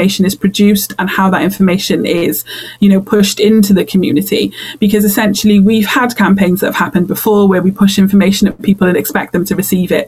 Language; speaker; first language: English; native; English